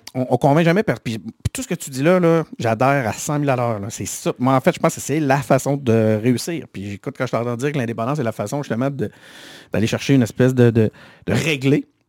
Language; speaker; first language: French; native; French